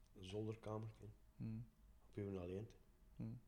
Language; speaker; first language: Dutch; native; Dutch